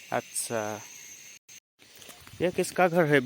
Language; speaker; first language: Hindi; non-native, local second language; Assamese